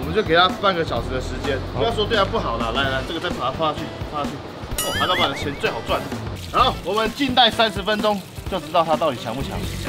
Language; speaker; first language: Chinese; native; Chinese